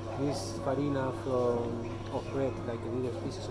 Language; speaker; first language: English; non-native, learner; Spanish